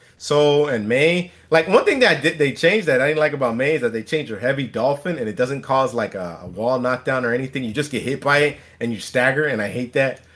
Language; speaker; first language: English; native; English